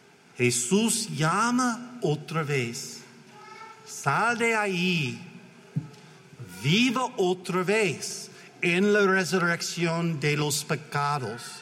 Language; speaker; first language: Spanish; non-native, learner; English